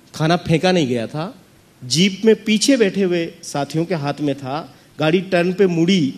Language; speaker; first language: Hindi; native; Hindi